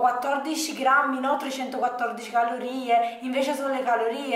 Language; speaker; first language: Italian; native; Italian